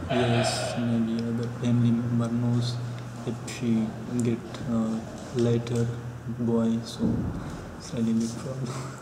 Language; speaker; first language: English; non-native, learner; Pashto